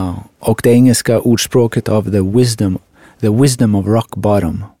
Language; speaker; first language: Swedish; early bilingual, other home language; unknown